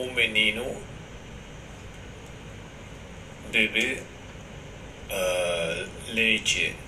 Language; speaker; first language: Portuguese; non-native, learner; French